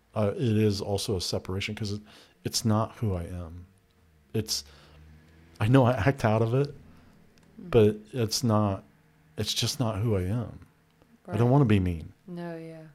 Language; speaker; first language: English; native; English